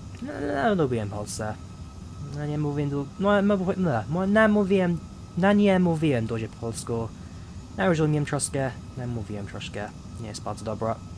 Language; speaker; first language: Polish; non-native, learner; English